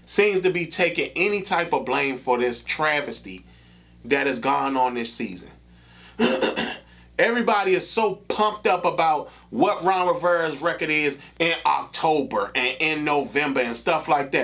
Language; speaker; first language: English; native; English